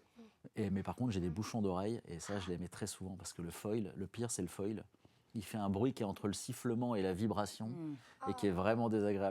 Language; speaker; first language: French; native; French